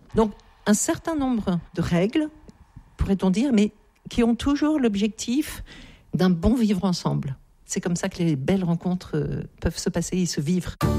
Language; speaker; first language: French; native; French